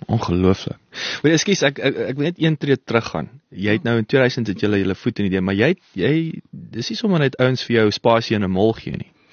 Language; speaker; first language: Afrikaans; native; Afrikaans